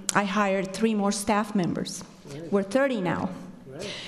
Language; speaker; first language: English; non-native, fluent; Spanish